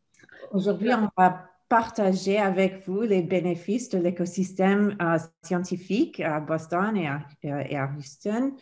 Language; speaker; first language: French; non-native, fluent; English